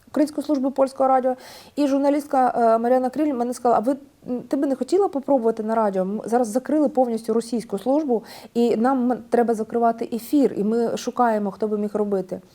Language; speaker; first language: Ukrainian; native; Ukrainian